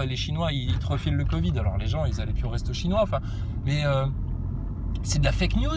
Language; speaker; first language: French; native; French